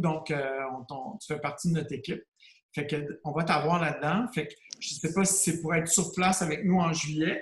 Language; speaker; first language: French; native; French